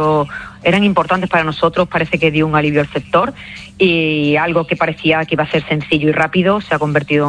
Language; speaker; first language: Spanish; native; Spanish